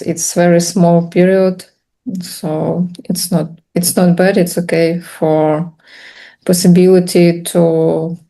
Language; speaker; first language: English; non-native, learner; Russian